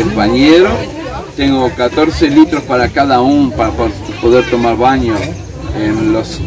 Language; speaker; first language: Portuguese; non-native, learner; Spanish